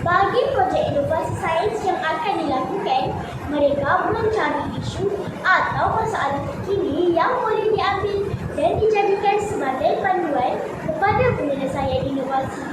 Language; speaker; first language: Malay; native; Malay